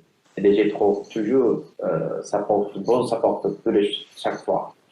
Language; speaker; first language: French; non-native, learner; Japanese